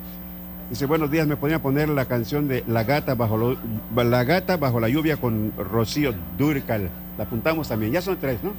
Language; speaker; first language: Spanish; native; Spanish